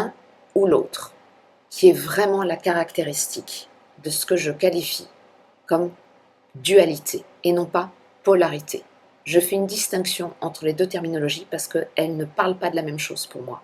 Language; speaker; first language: French; native; French